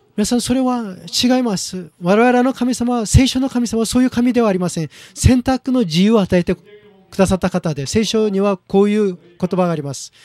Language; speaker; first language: Japanese; non-native, fluent; Korean